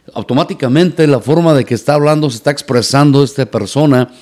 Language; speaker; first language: Spanish; native; Spanish